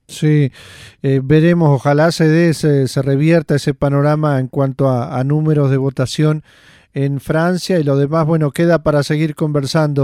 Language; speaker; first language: Spanish; native; Spanish